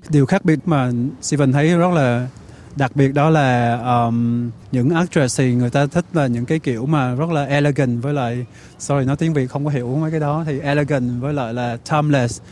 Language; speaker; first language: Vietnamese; early bilingual, heritage; Vietnamese